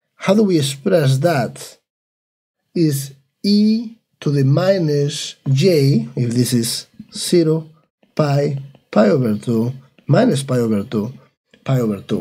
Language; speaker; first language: English; non-native, fluent; Spanish